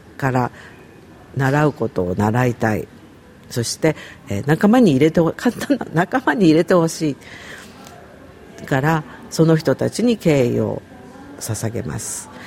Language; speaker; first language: Japanese; native; Japanese